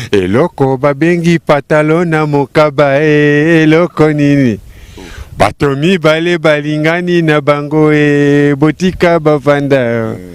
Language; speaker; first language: Lingala; native; Lingala